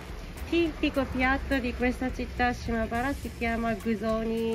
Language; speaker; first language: Italian; non-native, fluent; Japanese